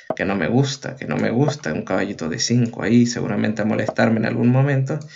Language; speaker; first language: Spanish; native; Spanish